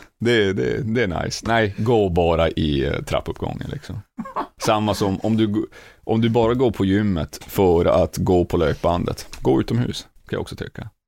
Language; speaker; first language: Swedish; native; Swedish